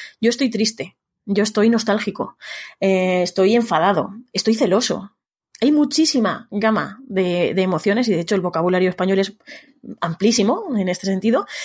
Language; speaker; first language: Spanish; native; Spanish